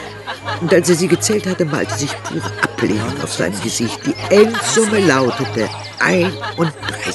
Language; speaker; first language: German; native; German